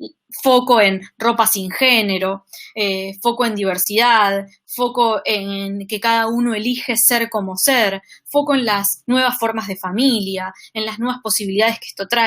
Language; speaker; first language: Spanish; native; Spanish